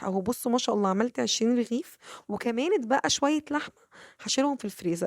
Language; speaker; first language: Arabic; native; Arabic